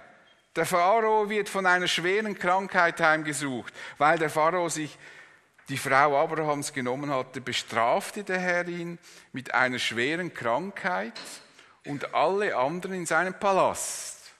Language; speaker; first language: German; native; German